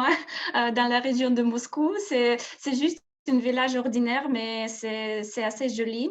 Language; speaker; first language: French; non-native, fluent; Russian